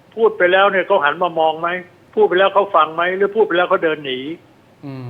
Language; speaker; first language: Thai; native; Thai